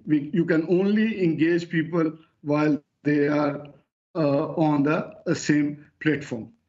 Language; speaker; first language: English; non-native, local second language; Urdu